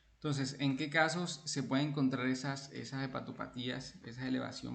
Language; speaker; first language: Spanish; native; Spanish